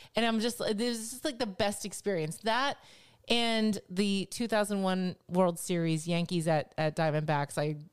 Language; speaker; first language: English; native; English